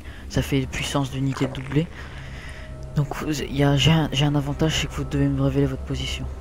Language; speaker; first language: French; native; French